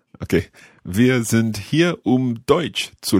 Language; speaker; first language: German; non-native, learner; English